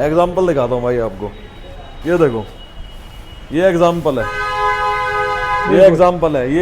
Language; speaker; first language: Hindi; native; Hindi